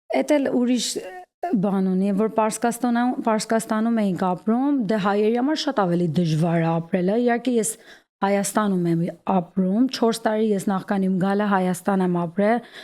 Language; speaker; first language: Armenian; native; Armenian